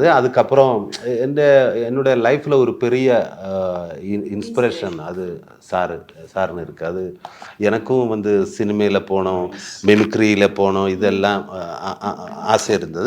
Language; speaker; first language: Tamil; non-native, learner; Malayalam